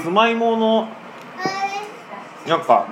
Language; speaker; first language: Japanese; native; Japanese